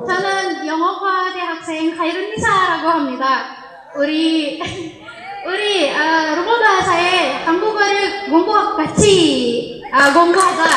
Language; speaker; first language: Korean; non-native, learner; Indonesian